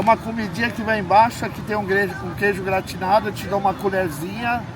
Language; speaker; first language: Portuguese; native; Portuguese